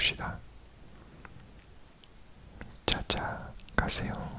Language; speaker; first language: Korean; non-native, learner; English